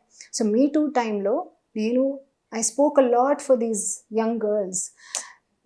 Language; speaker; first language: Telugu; non-native, learner; Hindi